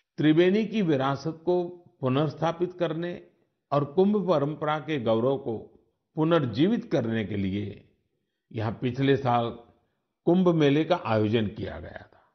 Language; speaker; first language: Hindi; non-native, local second language; Gujarati